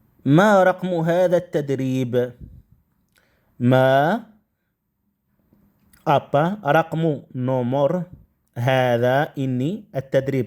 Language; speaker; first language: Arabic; non-native, fluent; Indonesian